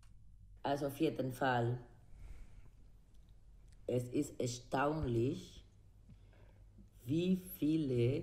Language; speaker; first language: German; non-native, learner; Spanish